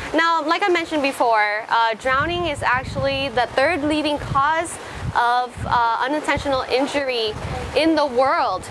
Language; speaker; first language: English; early bilingual, other home language; Vietnamese